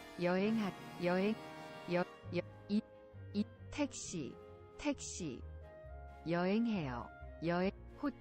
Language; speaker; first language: Korean; non-native, learner; English